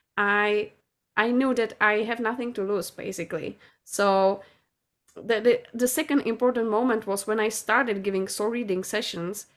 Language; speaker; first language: English; non-native, fluent; Czech